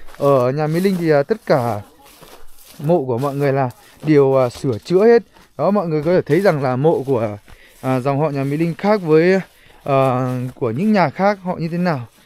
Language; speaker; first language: Vietnamese; non-native, local second language; Hmong